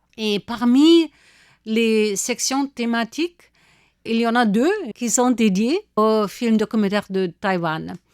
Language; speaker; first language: French; non-native, fluent; German